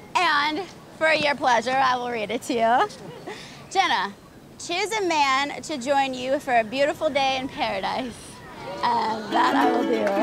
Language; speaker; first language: English; native; English